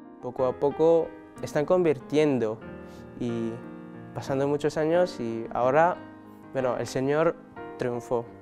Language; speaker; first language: Spanish; non-native, learner; Cebuano